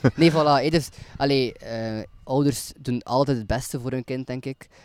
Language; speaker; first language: Dutch; native; Dutch